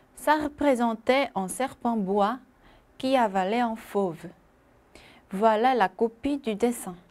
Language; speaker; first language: French; non-native, fluent; Korean